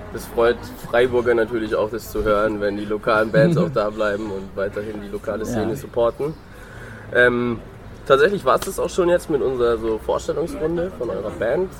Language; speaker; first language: German; native; German